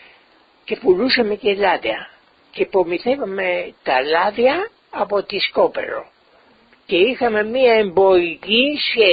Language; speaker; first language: Greek; non-native, local second language; Ladino